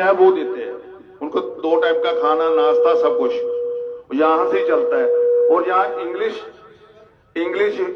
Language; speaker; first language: Urdu; non-native, local second language; Punjabi